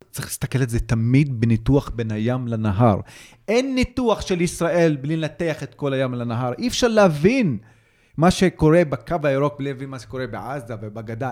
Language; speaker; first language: Hebrew; non-native, local second language; Arabic